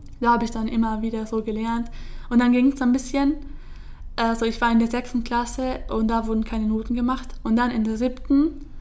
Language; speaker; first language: German; early bilingual, other home language; Kurdish